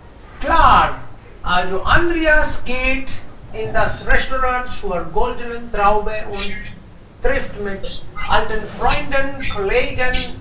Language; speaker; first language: German; non-native, fluent; Hindi